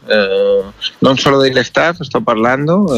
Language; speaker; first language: Italian; non-native, learner; Spanish